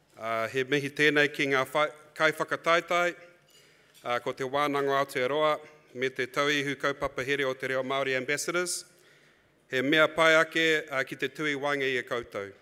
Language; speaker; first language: Māori; non-native, local second language; English